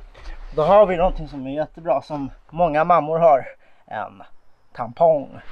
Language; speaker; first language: Swedish; non-native, fluent; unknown